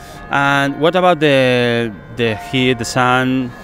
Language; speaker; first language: English; non-native, learner; Spanish